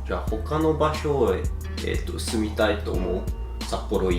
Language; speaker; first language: Japanese; early bilingual, heritage; English